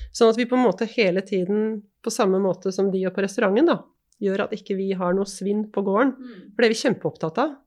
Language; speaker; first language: Norwegian; native; Norwegian